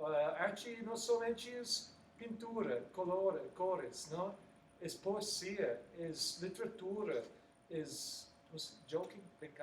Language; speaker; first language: Portuguese; non-native, learner; English